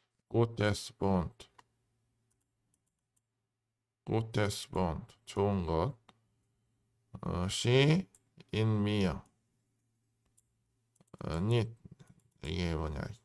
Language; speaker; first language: German; non-native, learner; Korean